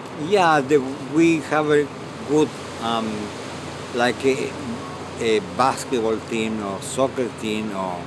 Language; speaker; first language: English; non-native, fluent; Spanish